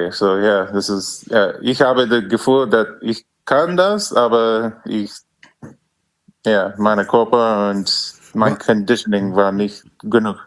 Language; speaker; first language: German; non-native, learner; English